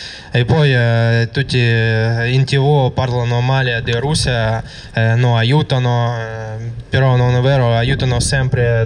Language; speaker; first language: Italian; non-native, learner; Russian